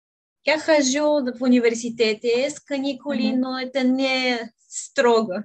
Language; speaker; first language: Russian; non-native, learner; Bulgarian